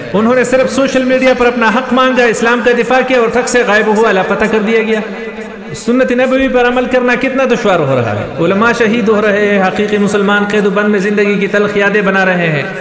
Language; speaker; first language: Urdu; non-native, local second language; Pashto